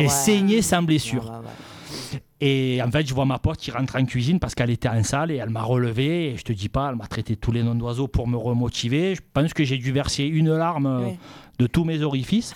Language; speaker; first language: French; native; French